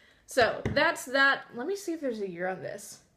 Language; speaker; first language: English; native; English